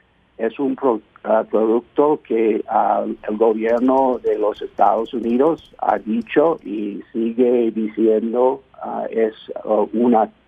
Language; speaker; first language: Spanish; non-native, fluent; English